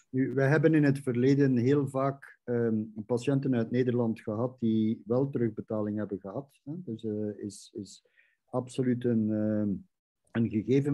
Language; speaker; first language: Dutch; native; Dutch